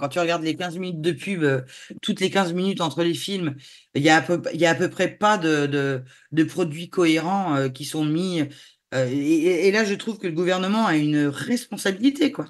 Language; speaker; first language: French; native; French